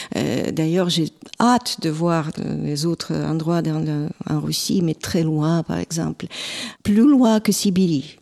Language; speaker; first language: French; non-native, fluent; Russian